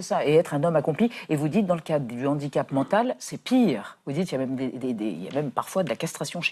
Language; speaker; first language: French; native; French